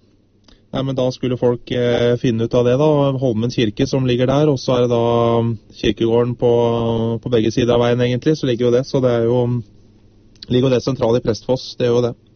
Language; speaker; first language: Norwegian; native; Norwegian